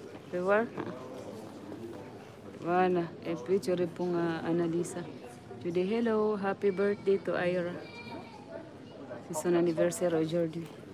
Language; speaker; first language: French; non-native, learner; Filipino